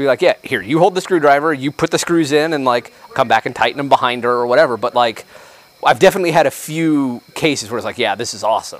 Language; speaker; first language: English; native; English